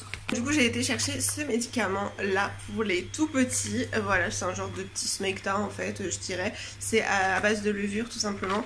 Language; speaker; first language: French; native; French